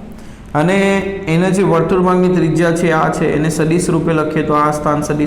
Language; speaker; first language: Gujarati; native; Gujarati